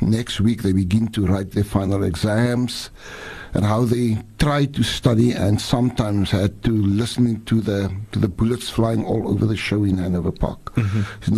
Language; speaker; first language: English; non-native, local second language; Afrikaans